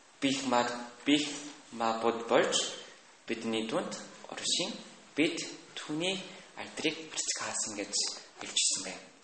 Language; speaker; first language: Mongolian; non-native, learner; Korean